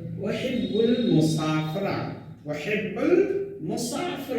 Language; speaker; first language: Arabic; non-native, learner; Hindi